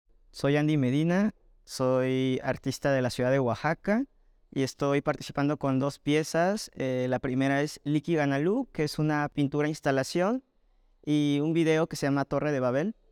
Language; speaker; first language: Spanish; native; Spanish